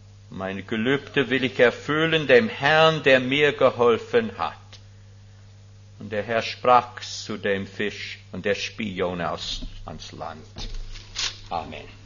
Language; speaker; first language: German; non-native, fluent; English